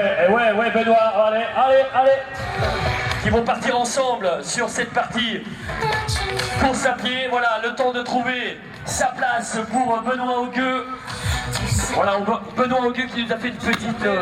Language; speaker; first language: French; native; French